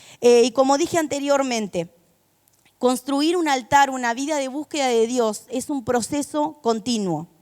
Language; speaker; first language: Spanish; native; Spanish